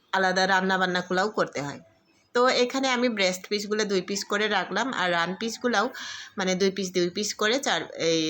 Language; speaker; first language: Bangla; non-native, local second language; Garo